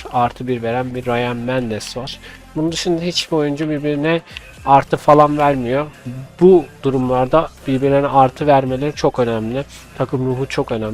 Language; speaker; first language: Turkish; native; Turkish